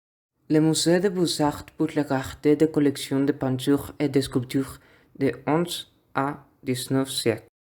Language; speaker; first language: French; non-native, learner; Spanish